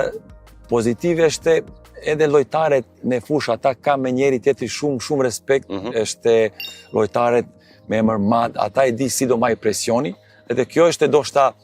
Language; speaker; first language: Albanian; non-native, learner; Serbian